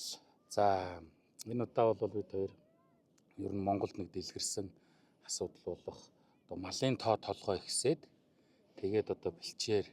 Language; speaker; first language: Mongolian; native; Mongolian